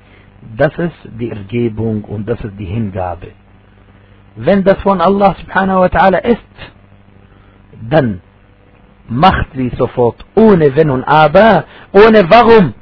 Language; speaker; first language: German; non-native, fluent; Arabic